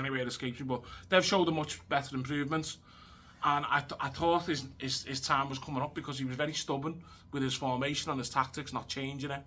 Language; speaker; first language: English; native; English